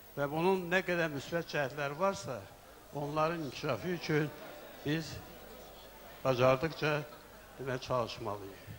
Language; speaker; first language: Azerbaijani; non-native, local second language; Avaric